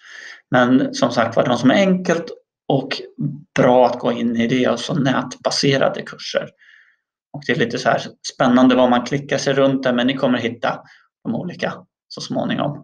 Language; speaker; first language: Swedish; native; Swedish